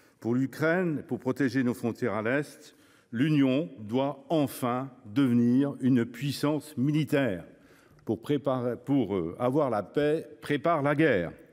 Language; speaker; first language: French; native; French